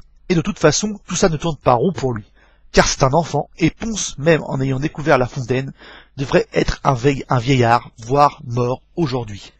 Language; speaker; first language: French; native; French